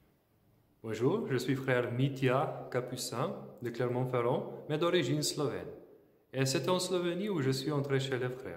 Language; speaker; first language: French; non-native, fluent; Slovenian